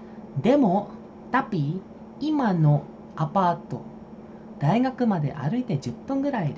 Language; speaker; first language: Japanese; non-native, fluent; Indonesian